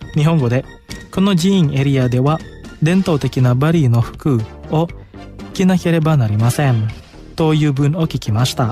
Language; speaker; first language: Japanese; non-native, fluent; Indonesian